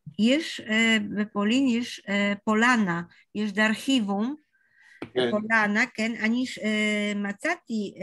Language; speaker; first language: Hebrew; non-native, learner; Polish